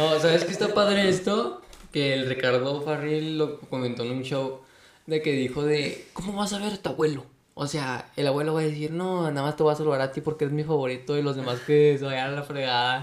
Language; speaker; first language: Spanish; native; Spanish